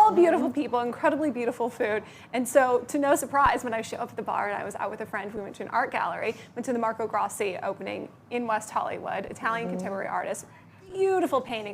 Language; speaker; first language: English; native; English